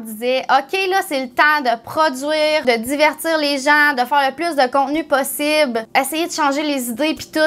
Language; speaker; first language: French; native; French